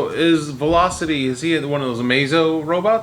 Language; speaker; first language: English; native; English